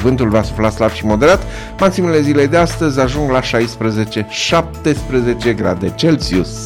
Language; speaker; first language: Romanian; native; Romanian